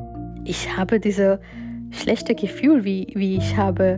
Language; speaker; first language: German; non-native, fluent; Gujarati